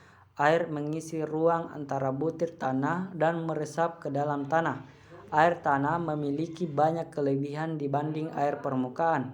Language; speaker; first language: Indonesian; native; Indonesian